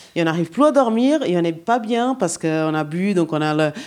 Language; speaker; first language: French; non-native, fluent; Portuguese